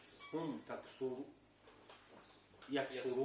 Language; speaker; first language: Arabic; non-native, learner; Russian